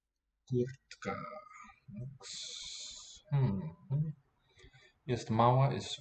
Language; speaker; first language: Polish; non-native, learner; English